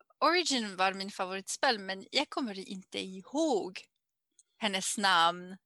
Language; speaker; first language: Swedish; non-native, learner; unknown